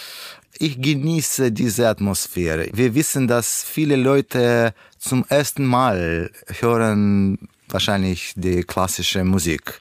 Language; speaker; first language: German; non-native, learner; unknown